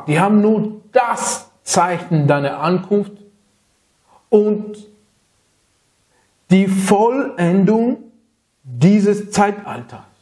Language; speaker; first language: German; non-native, fluent; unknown